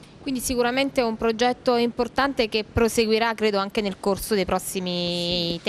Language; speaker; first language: Italian; native; Italian